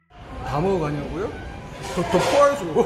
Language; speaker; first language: Korean; native; Korean